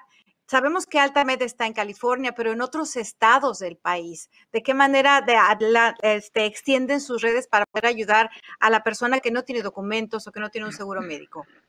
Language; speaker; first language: Spanish; native; Spanish